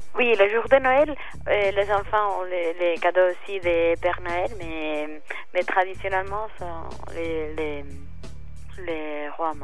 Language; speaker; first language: French; non-native, learner; Spanish